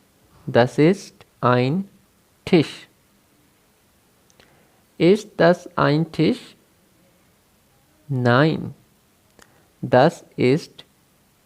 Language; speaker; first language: German; non-native, fluent; Urdu